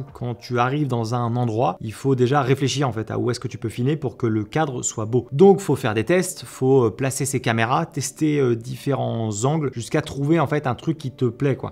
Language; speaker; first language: French; native; French